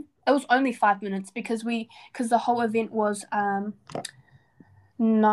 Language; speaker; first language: English; native; English